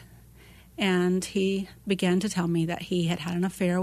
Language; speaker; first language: English; native; English